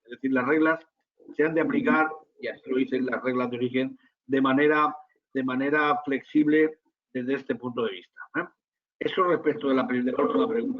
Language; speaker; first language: Spanish; native; Spanish